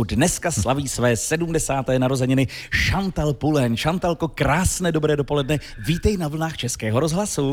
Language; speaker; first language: Czech; native; Czech